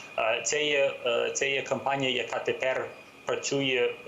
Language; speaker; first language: Ukrainian; early bilingual, heritage; English